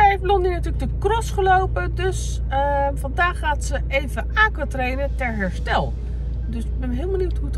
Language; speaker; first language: Dutch; native; Dutch